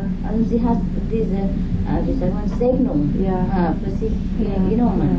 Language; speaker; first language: German; non-native, fluent; Vietnamese